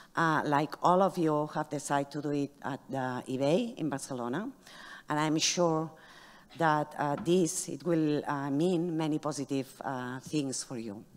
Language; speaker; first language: English; non-native, fluent; Catalan